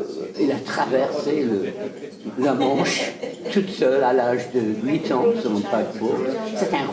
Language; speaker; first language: French; non-native, fluent; English